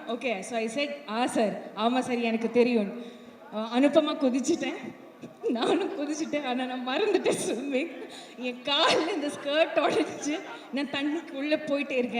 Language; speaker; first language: Tamil; non-native, fluent; Malayalam